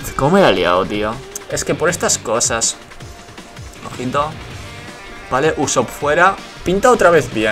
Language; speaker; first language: Spanish; native; Spanish